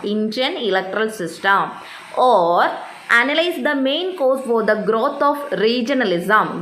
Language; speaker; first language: English; non-native, local second language; Malayalam